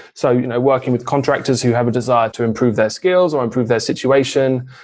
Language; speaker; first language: English; native; English